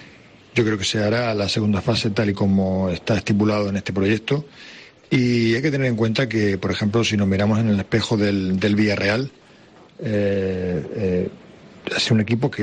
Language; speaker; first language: Spanish; native; Spanish